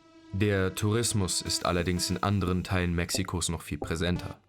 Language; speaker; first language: German; native; German